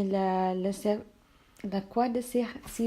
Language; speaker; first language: French; non-native, learner; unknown